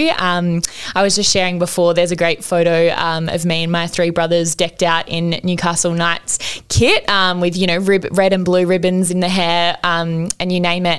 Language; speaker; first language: English; native; English